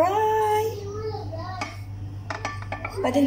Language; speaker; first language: English; non-native, learner; Filipino